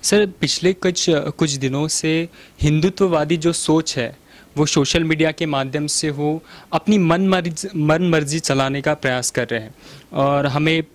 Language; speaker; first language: Hindi; non-native, local second language; Marathi